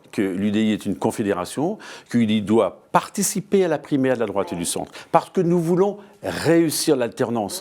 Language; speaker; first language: French; native; French